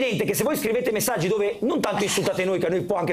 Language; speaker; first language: Italian; native; Italian